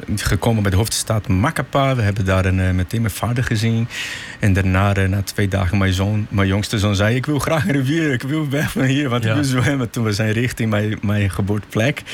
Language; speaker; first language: Dutch; non-native, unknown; Portuguese